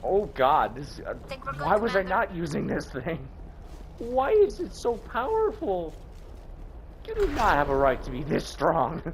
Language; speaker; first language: English; native; English